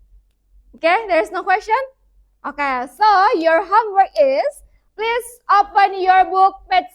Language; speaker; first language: English; non-native, fluent; Indonesian